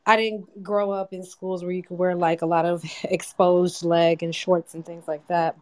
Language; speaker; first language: English; native; English